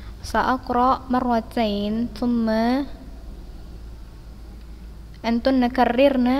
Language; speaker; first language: Arabic; non-native, fluent; Indonesian